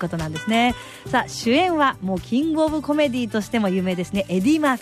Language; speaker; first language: Japanese; native; Japanese